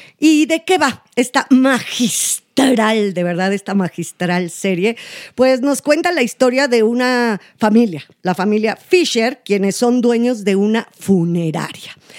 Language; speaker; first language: Spanish; native; Spanish